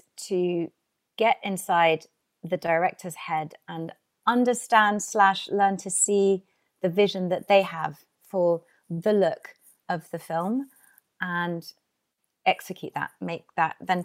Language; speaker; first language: English; native; English